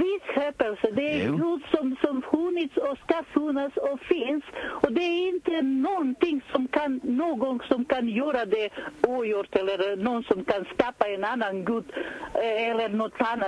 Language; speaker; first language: Swedish; non-native, fluent; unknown